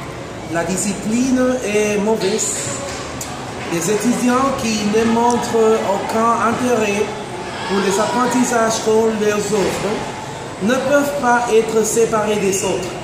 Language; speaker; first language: French; non-native, learner; Spanish